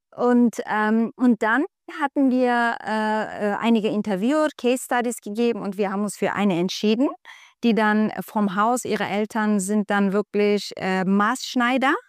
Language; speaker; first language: German; non-native, fluent; Turkish